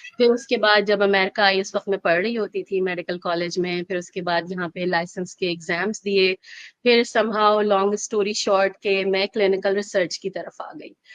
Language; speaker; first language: Urdu; native; Urdu